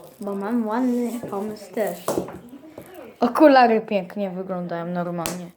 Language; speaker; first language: Polish; early bilingual, heritage; Polish